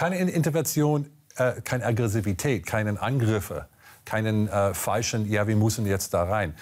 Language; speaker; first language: German; non-native, fluent; English